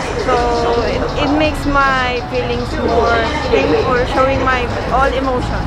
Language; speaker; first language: English; non-native, local second language; Filipino